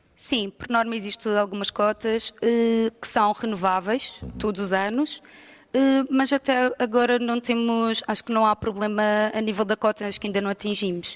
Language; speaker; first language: Portuguese; native; Portuguese